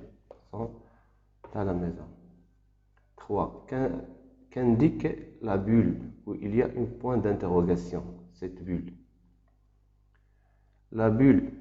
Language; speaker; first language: French; non-native, local second language; Arabic